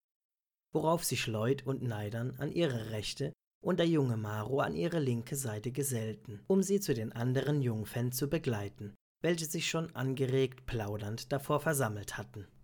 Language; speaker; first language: German; native; German